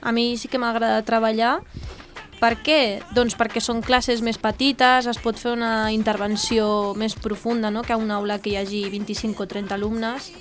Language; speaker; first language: Catalan; non-native, local second language; Spanish